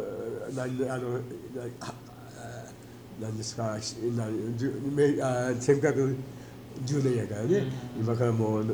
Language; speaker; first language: Japanese; native; Japanese